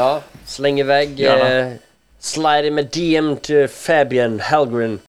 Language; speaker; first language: Swedish; native; Swedish